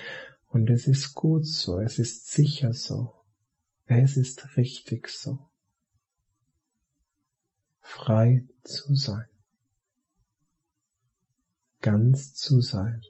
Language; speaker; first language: German; native; German